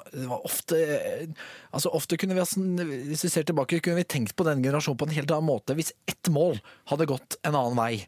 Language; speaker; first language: Norwegian; native; Norwegian